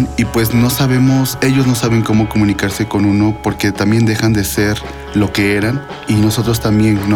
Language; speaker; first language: Spanish; native; Spanish